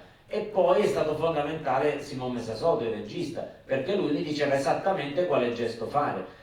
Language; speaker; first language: Italian; native; Italian